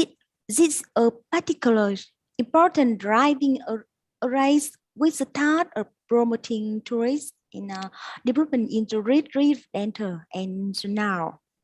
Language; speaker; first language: English; non-native, learner; Vietnamese